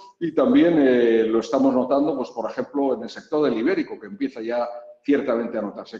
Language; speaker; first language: Spanish; native; Spanish